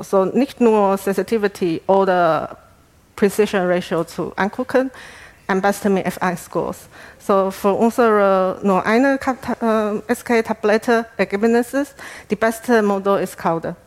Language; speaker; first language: German; non-native, fluent; Chinese